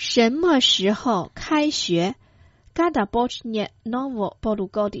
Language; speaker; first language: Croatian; non-native, fluent; Chinese